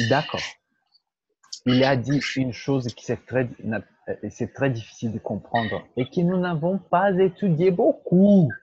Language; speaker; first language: French; non-native, fluent; Portuguese